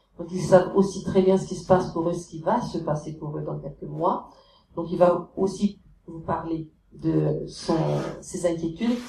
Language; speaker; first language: French; native; French